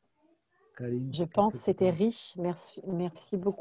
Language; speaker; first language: French; native; French